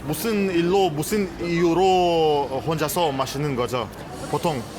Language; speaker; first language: Korean; non-native, learner; Russian